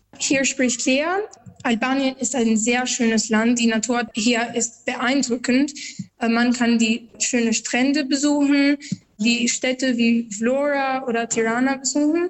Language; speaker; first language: German; non-native, learner; Albanian